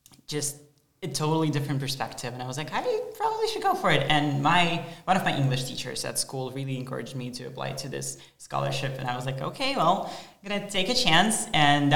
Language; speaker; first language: English; non-native, fluent; Ukrainian